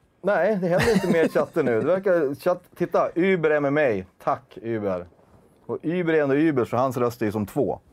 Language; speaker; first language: Swedish; native; Swedish